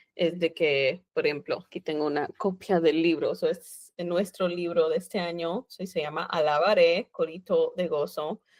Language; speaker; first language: Spanish; native; Spanish